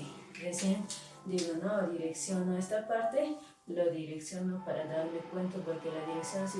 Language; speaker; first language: Spanish; native; Spanish